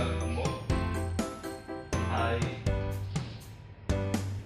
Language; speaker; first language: Vietnamese; non-native, learner; English